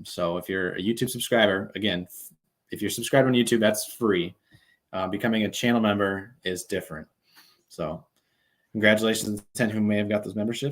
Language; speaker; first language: English; native; English